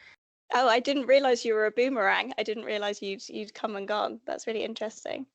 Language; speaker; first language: English; native; English